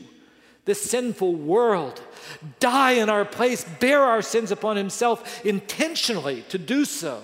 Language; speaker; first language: English; native; English